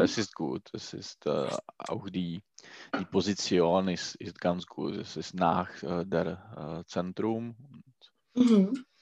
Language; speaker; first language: German; non-native, learner; Czech